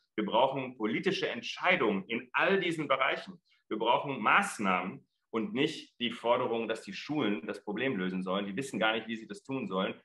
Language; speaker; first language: German; early bilingual, other home language; Arabic